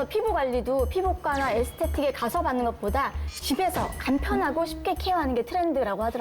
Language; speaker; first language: Korean; native; Korean